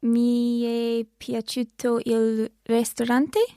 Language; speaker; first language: Italian; non-native, learner; English